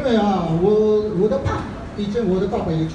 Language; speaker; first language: Chinese; non-native, fluent; Japanese